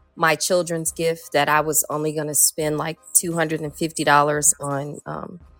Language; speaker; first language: English; native; English